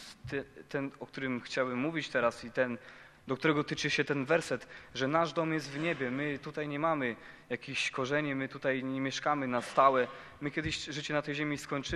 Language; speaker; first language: Polish; native; Polish